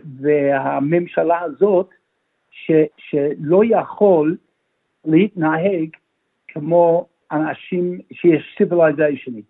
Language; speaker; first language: Hebrew; non-native, fluent; English